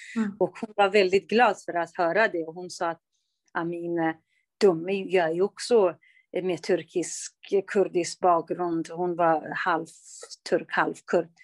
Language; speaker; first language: Swedish; non-native, local second language; Kurdish